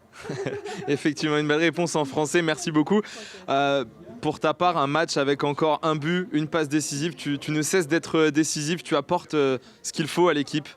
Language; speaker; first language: French; native; French